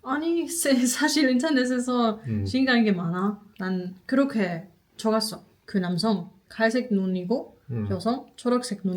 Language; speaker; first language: Korean; non-native, fluent; German